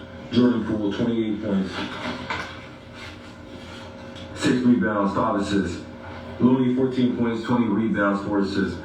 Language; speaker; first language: English; native; English